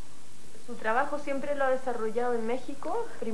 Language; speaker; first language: Spanish; native; Spanish